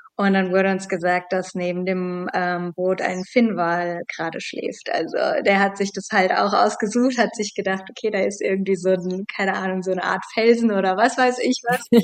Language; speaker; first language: German; native; German